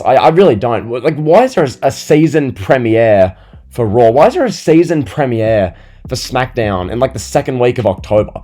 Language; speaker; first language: English; native; English